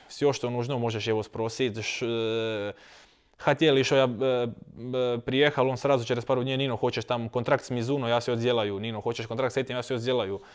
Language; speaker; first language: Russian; non-native, learner; Croatian